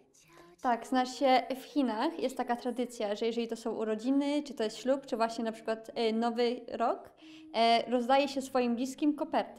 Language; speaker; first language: Polish; native; Polish